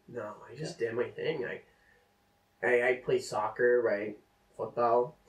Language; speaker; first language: English; non-native, fluent; Czech